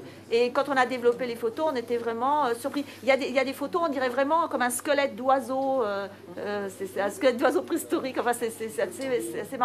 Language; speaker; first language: French; native; French